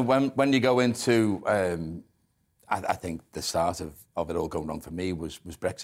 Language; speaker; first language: English; native; English